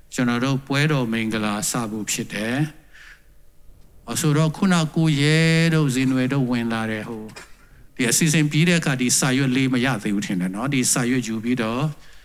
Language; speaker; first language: Burmese; non-native, local second language; Tedim Chin